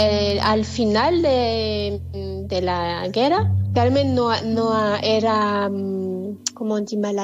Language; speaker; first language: Spanish; non-native, learner; French